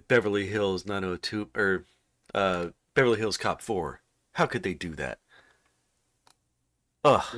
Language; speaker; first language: English; native; English